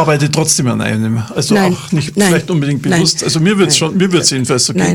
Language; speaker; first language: German; native; German